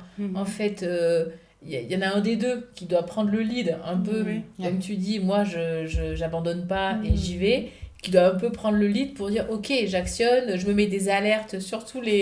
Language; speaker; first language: French; native; French